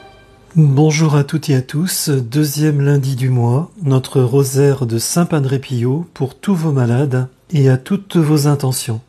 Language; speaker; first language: French; native; French